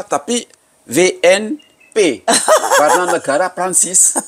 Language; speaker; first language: Indonesian; early bilingual, heritage; Javanese